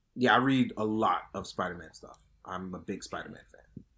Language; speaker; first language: English; native; English